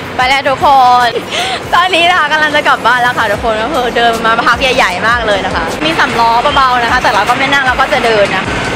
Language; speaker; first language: Thai; native; Thai